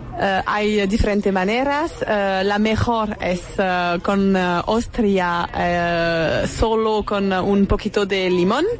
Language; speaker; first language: Spanish; non-native, fluent; French